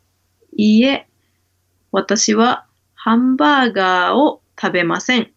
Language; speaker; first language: Japanese; non-native, learner; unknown